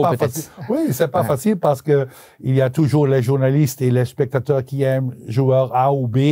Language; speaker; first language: French; non-native, local second language; Dutch